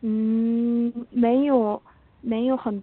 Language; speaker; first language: Chinese; non-native, learner; Korean